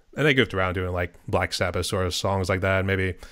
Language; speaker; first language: English; native; English